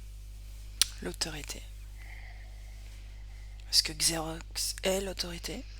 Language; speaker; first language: French; native; French